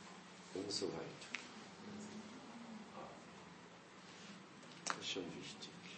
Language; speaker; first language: German; non-native, fluent; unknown